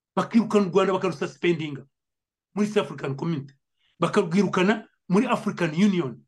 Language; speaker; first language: Kinyarwanda; native; Kinyarwanda